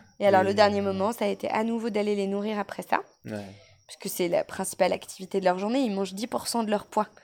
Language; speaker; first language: French; native; French